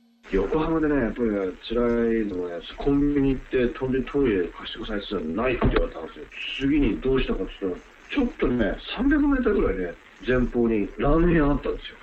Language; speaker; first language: Japanese; native; Japanese